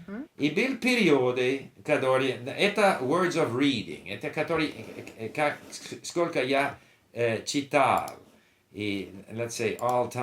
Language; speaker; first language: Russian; non-native, learner; English